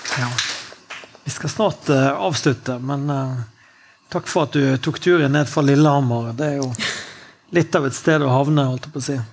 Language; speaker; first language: Norwegian; native; Norwegian